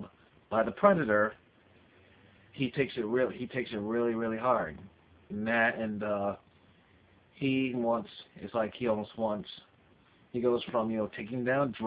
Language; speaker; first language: English; native; English